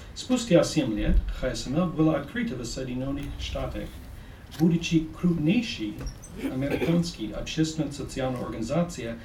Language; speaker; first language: Russian; non-native, fluent; English